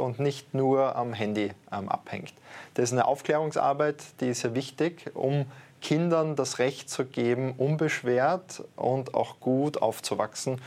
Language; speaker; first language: German; native; German